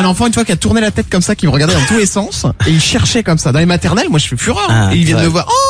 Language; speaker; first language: French; native; French